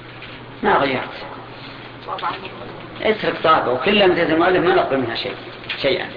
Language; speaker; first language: Arabic; native; Arabic